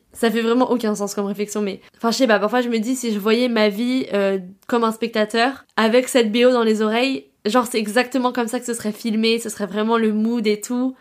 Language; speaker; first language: French; native; French